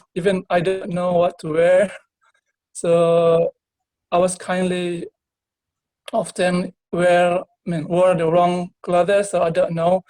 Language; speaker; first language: English; non-native, learner; Indonesian